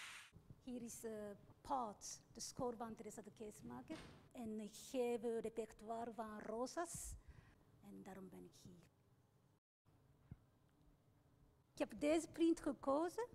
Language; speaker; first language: Dutch; non-native, learner; Japanese